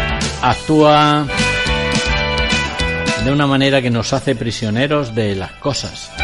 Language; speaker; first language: Spanish; native; Spanish